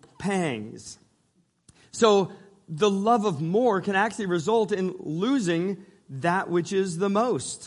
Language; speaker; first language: English; native; English